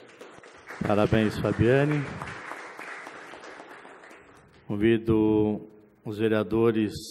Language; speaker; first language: Portuguese; native; Portuguese